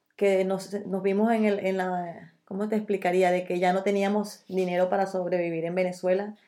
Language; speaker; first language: Spanish; native; Spanish